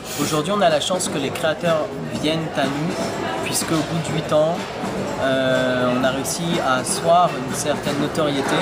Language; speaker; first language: French; native; French